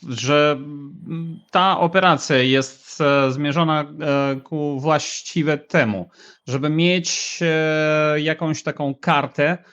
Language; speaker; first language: Polish; non-native, fluent; Ukrainian